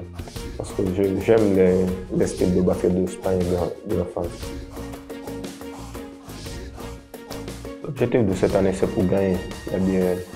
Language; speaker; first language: French; non-native, fluent; Portuguese